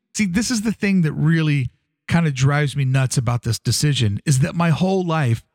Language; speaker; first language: English; native; English